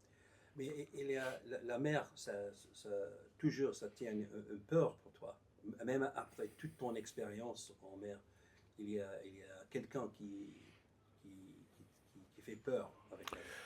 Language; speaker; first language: French; non-native, learner; English